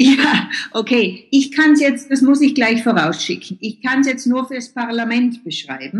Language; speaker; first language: German; native; German